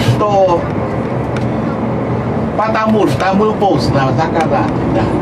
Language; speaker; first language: Russian; non-native, fluent; Vietnamese